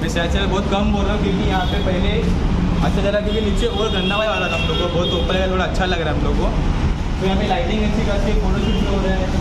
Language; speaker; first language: Hindi; native; Hindi